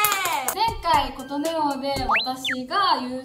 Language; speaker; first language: Japanese; native; Japanese